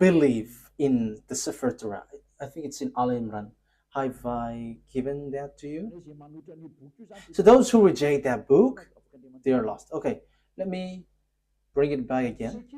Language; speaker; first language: English; non-native, fluent; Malagasy